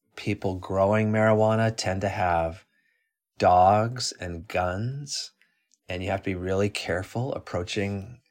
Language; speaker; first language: English; native; English